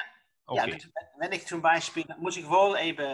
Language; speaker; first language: German; non-native, learner; Dutch